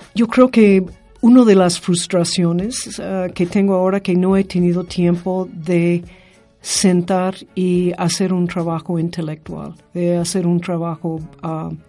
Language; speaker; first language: Spanish; non-native, fluent; English